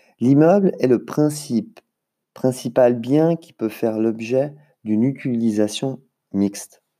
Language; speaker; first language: French; native; French